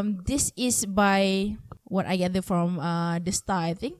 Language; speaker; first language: English; non-native, local second language; Malay